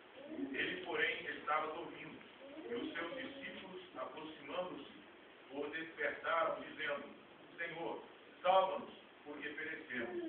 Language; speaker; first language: Portuguese; native; Portuguese